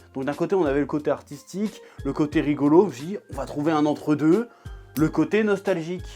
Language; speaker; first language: French; native; French